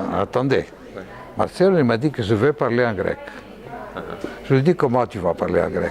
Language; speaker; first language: French; non-native, fluent; Greek